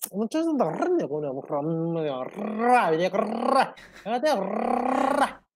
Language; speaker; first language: Malay; non-native, learner; Japanese